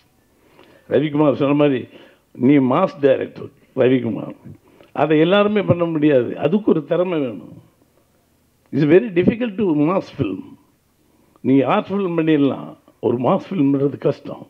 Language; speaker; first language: Tamil; native; Tamil